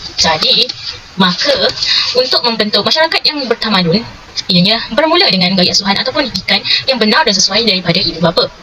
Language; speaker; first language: Malay; native; Malay